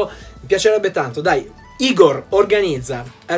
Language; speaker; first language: Italian; native; Italian